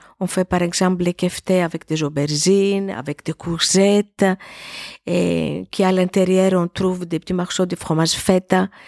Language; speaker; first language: French; non-native, fluent; Greek